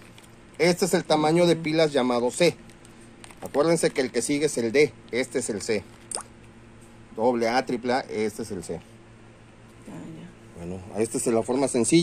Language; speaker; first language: Spanish; native; Spanish